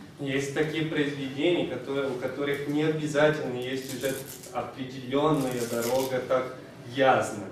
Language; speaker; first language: Russian; non-native, fluent; Portuguese